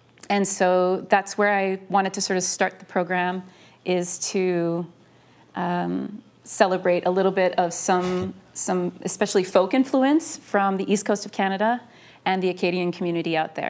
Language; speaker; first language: English; early bilingual, other home language; French